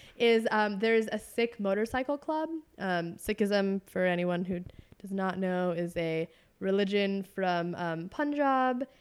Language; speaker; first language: English; native; English